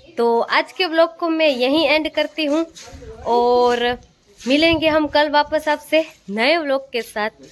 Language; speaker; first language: Hindi; non-native, local second language; Gujarati